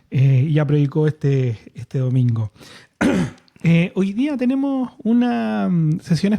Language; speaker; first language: Spanish; native; Spanish